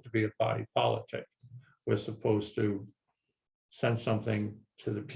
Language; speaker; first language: English; native; English